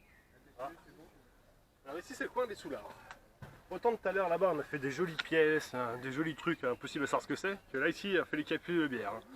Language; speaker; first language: French; native; French